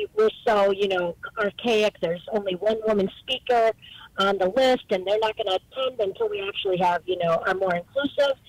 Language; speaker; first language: English; native; English